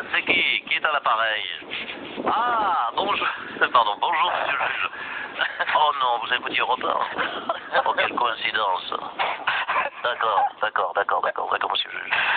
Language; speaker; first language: French; native; French